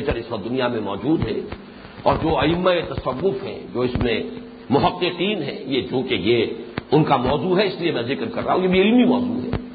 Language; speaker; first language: Urdu; native; Urdu